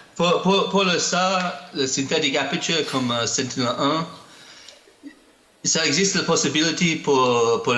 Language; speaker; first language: French; non-native, learner; English